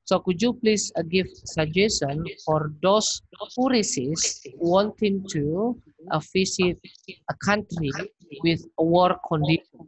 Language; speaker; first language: English; non-native, fluent; Indonesian